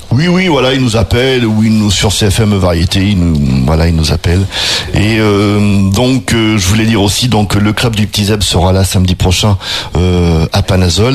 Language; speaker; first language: French; native; French